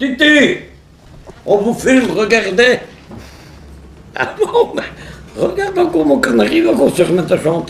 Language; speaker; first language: French; native; French